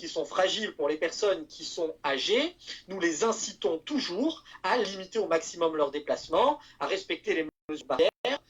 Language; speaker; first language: French; native; French